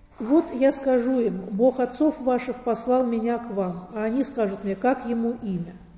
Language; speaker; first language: Russian; native; Russian